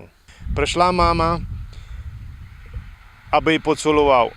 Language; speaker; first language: Ukrainian; early bilingual, heritage; Rusyn